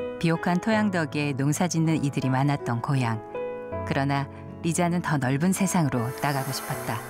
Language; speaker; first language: Korean; native; Korean